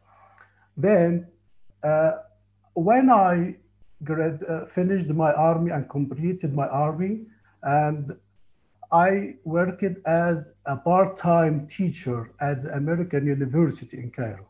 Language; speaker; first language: English; non-native, fluent; Arabic